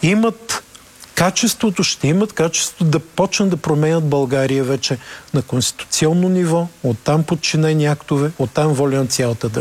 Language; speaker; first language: Bulgarian; native; Bulgarian